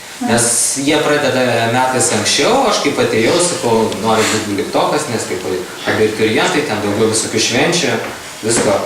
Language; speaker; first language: Lithuanian; native; Lithuanian